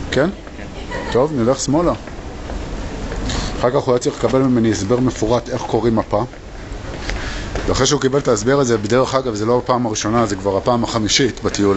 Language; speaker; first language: Hebrew; native; Hebrew